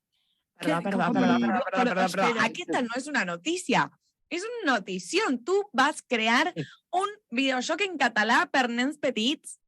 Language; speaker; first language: Catalan; non-native, local second language; Spanish